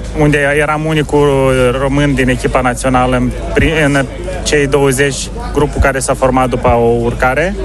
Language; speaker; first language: Romanian; native; Romanian